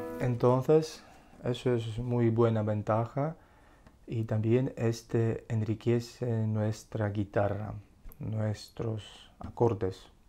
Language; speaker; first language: Spanish; non-native, learner; Russian